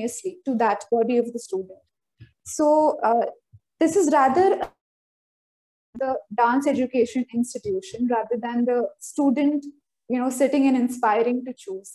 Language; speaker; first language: English; non-native, local second language; Malayalam